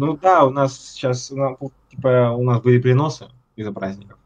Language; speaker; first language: Russian; native; Russian